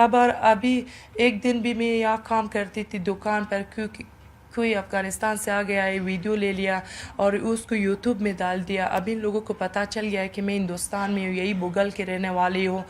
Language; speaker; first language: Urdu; non-native, learner; Persian